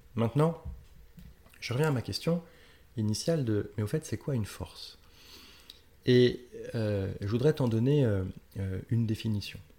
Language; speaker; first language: French; native; French